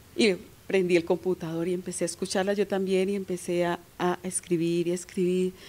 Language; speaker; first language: Spanish; native; Spanish